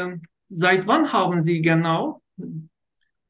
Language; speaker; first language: German; non-native, learner; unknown